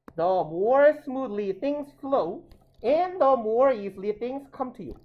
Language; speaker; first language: English; non-native, fluent; Korean